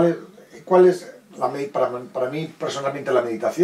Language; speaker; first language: Spanish; native; Spanish